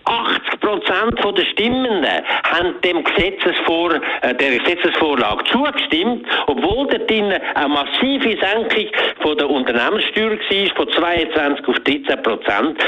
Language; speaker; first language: German; native; German